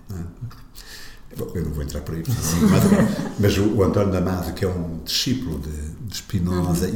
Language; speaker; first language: Portuguese; native; Portuguese